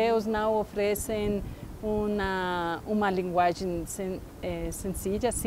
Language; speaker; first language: Portuguese; non-native, fluent; Spanish